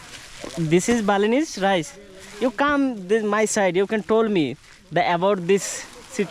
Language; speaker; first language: English; non-native, learner; Bangla